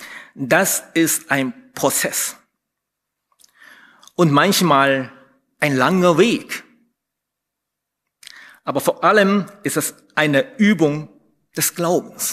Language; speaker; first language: German; non-native, fluent; Chinese